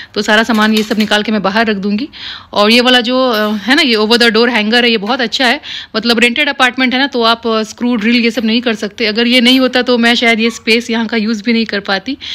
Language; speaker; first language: Hindi; native; Hindi